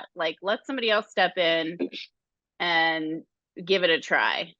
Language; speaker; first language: English; native; English